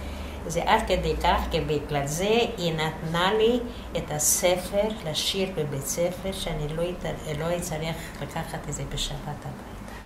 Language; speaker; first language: Hebrew; non-native, fluent; Yiddish